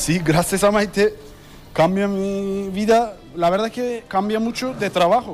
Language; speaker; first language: Spanish; non-native, learner; Turkish